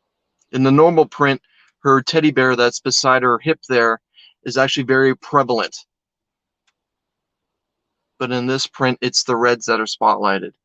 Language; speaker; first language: English; native; English